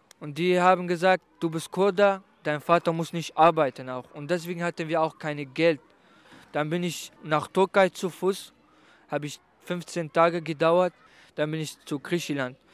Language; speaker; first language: German; non-native, learner; Kurdish